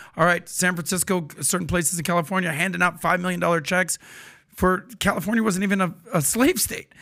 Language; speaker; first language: English; native; English